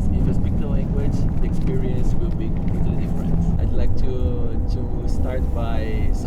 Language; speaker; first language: English; non-native, fluent; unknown